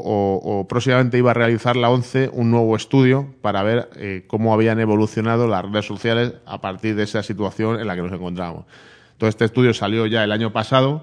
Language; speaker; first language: Spanish; native; Spanish